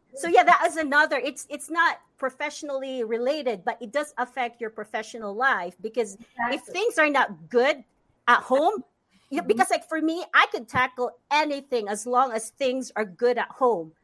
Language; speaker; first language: English; non-native, local second language; Cebuano